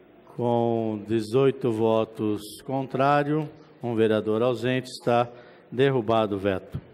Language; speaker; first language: Portuguese; native; Portuguese